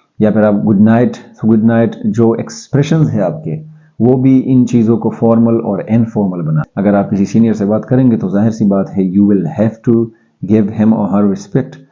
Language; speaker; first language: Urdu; non-native, local second language; Pashto